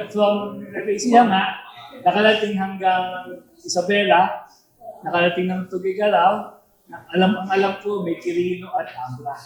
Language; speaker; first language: Filipino; native; Filipino